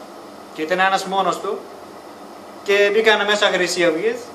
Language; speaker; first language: Greek; non-native, learner; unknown